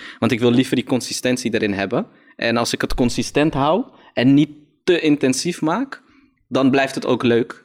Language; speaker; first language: Dutch; early bilingual, other home language; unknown